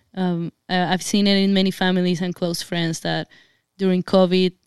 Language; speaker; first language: English; non-native, fluent; Spanish